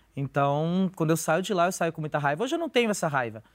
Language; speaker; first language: Portuguese; native; Portuguese